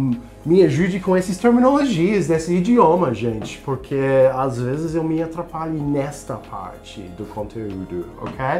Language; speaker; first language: Portuguese; non-native, learner; English